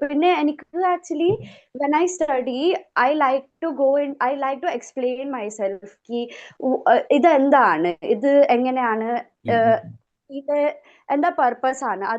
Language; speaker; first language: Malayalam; early bilingual, heritage; Malayalam